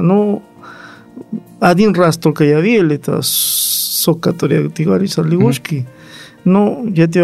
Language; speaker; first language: Russian; non-native, learner; Spanish